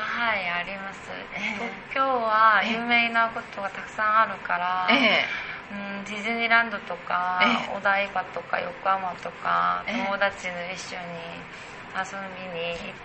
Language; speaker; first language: Japanese; non-native, learner; Korean